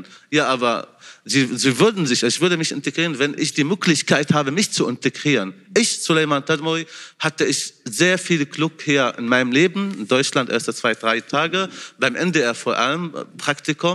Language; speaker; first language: German; non-native, fluent; Arabic